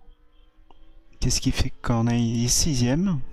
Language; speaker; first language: French; native; French